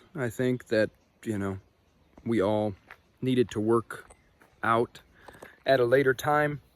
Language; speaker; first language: English; native; English